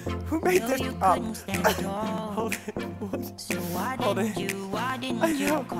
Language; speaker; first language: English; native; English